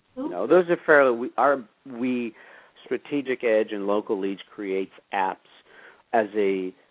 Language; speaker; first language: English; native; English